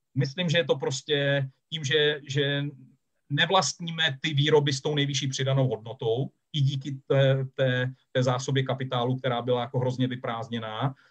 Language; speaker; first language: Czech; native; Czech